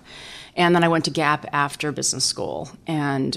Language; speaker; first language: English; native; English